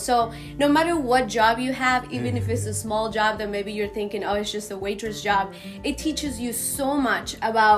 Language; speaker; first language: English; non-native, fluent; Spanish